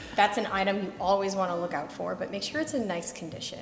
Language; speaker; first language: English; native; English